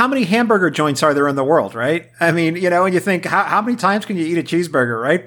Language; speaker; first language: English; native; English